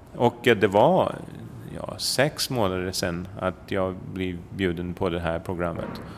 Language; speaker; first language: Swedish; early bilingual, heritage; Swedish